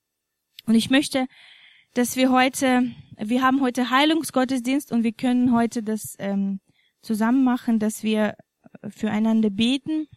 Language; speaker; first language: German; non-native, fluent; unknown